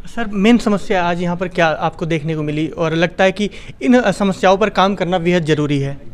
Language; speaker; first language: Hindi; native; Hindi